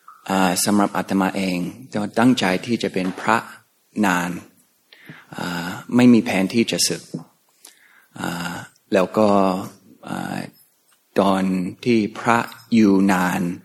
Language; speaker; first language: Thai; non-native, fluent; English